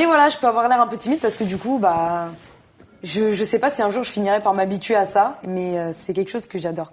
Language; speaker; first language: French; native; French